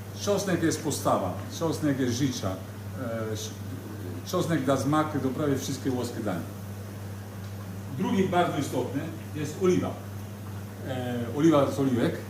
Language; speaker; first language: Polish; non-native, learner; Italian